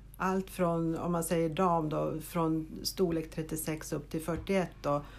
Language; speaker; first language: Swedish; native; Swedish